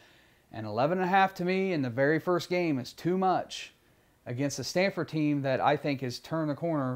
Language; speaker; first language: English; native; English